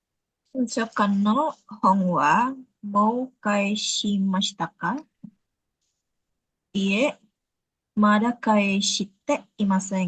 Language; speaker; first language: Japanese; non-native, learner; Indonesian